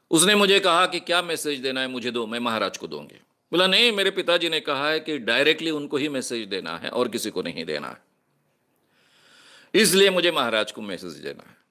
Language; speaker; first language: Hindi; non-native, local second language; Marathi